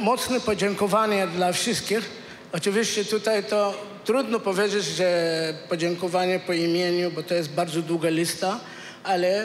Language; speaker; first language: Polish; non-native, fluent; Arabic